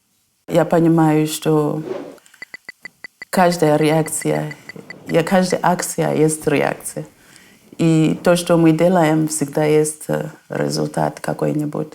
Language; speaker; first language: Russian; non-native, fluent; North Ndebele